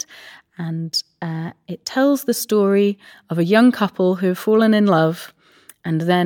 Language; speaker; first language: English; native; English